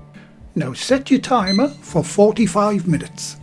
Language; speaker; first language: English; native; English